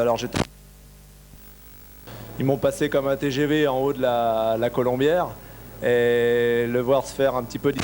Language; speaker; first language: French; native; French